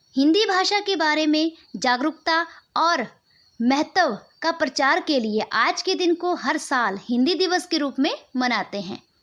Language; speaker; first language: Hindi; native; Hindi